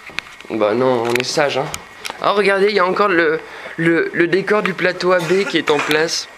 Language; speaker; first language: French; native; French